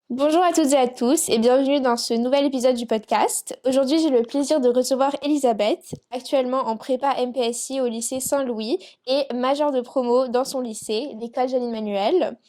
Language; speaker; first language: French; native; French